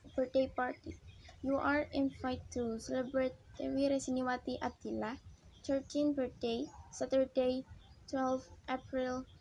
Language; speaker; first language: English; non-native, learner; Indonesian